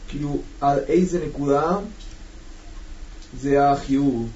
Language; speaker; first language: Hebrew; non-native, learner; Spanish